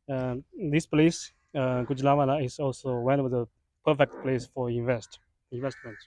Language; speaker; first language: English; non-native, fluent; Chinese